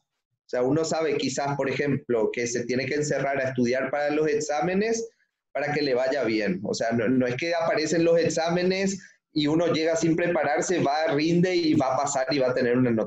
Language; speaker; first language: Spanish; native; Spanish